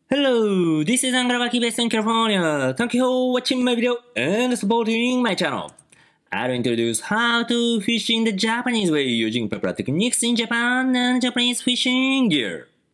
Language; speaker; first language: English; non-native, fluent; Japanese